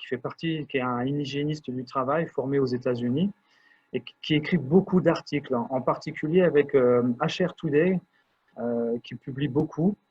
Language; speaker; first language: French; native; French